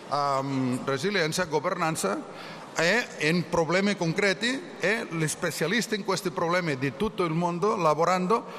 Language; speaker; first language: Italian; non-native, learner; Catalan